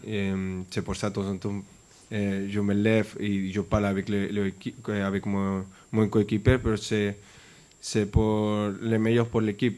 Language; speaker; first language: French; non-native, fluent; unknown